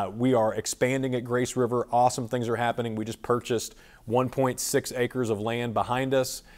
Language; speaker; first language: English; native; English